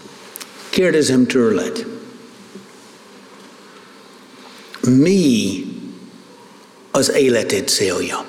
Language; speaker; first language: Hungarian; non-native, fluent; English